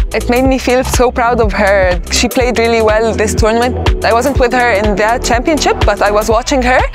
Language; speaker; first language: English; non-native, fluent; Arabic